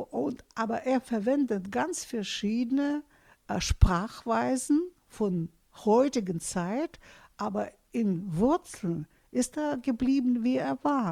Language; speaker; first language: German; non-native, fluent; Russian